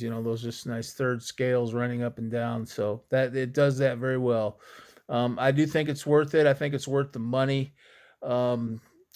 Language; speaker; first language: English; native; English